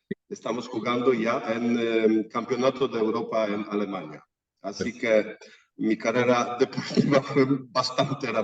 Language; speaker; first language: Spanish; non-native, fluent; Polish